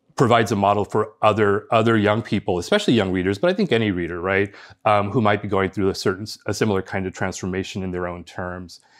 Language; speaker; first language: English; early bilingual, other home language; Spanish